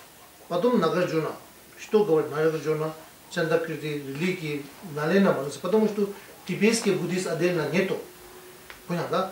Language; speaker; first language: Russian; non-native, learner; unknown